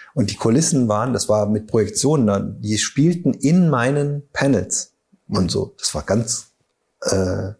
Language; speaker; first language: German; native; German